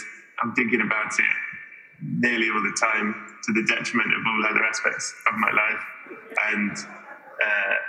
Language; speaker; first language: English; native; English